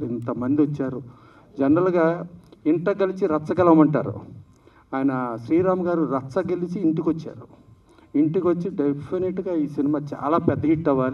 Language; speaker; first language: Telugu; native; Telugu